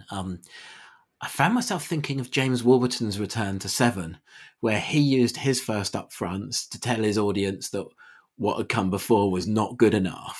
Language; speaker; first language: English; native; English